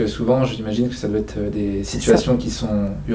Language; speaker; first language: French; native; French